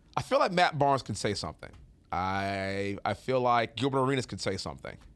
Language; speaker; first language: English; native; English